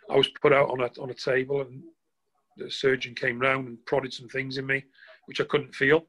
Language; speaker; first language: English; native; English